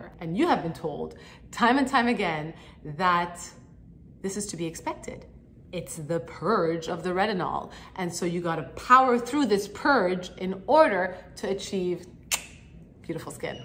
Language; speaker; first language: English; native; English